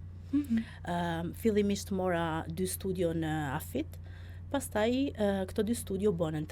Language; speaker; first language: Albanian; early bilingual, heritage; Albanian